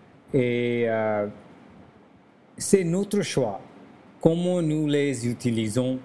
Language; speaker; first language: French; non-native, learner; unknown